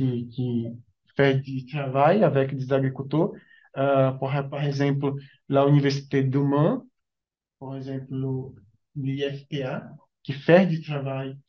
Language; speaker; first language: French; non-native, learner; Portuguese